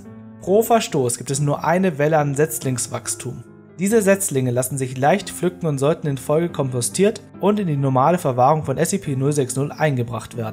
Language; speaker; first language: German; native; German